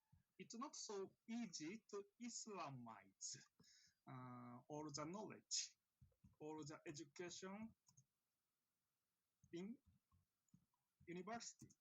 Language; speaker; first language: English; non-native, fluent; Japanese